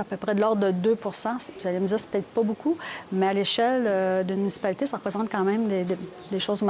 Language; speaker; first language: French; native; French